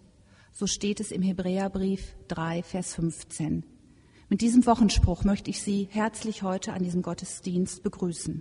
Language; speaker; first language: German; native; German